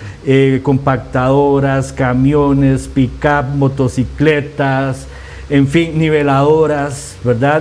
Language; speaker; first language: Spanish; native; Spanish